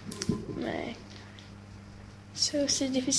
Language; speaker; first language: French; non-native, learner; Swedish